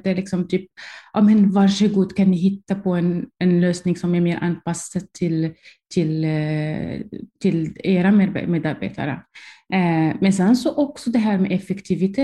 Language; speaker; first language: Swedish; non-native, fluent; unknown